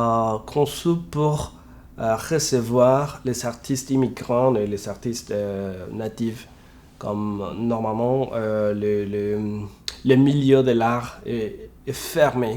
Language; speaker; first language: French; non-native, fluent; Spanish